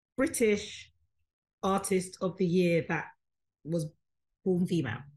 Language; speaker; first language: English; native; English